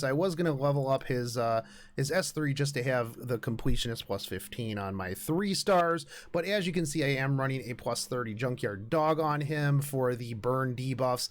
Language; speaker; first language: English; native; English